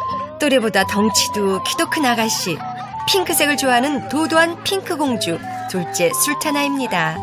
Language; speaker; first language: Korean; native; Korean